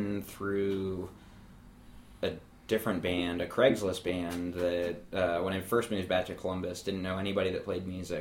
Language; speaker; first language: English; native; English